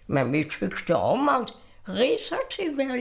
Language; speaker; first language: Swedish; non-native, fluent; German